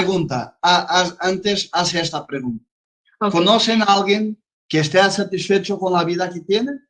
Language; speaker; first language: Spanish; non-native, fluent; Portuguese